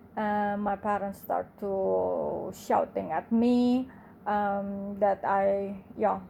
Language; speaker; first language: English; non-native, fluent; Indonesian